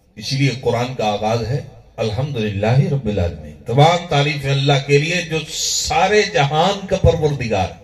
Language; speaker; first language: Urdu; non-native, local second language; Punjabi